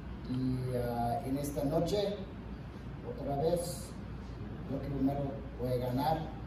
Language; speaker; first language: Spanish; non-native, learner; English